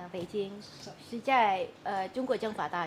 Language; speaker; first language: Chinese; early bilingual, heritage; Indonesian